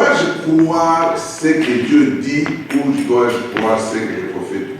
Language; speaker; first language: French; non-native, local second language; Lingala